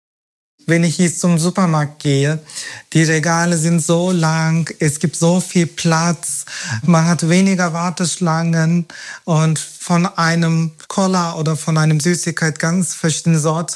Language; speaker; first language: German; non-native, fluent; Turkish